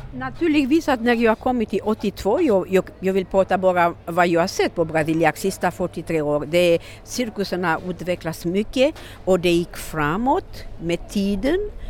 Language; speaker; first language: Swedish; non-native, fluent; Romanian